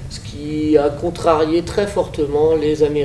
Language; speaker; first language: French; native; French